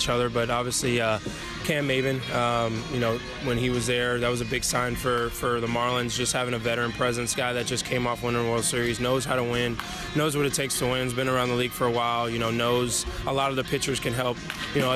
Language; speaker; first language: English; native; English